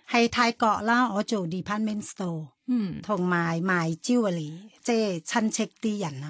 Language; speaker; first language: Chinese; non-native, fluent; Thai